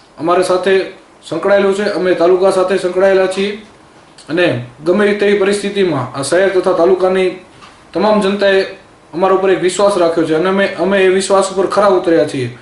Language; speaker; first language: Gujarati; native; Gujarati